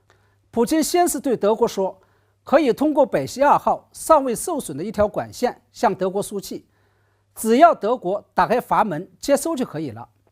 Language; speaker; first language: Chinese; native; Chinese